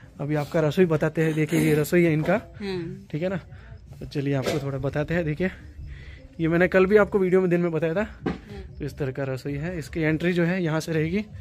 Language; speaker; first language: Hindi; non-native, local second language; Gujarati